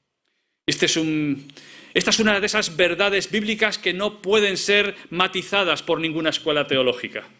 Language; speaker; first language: Spanish; native; Spanish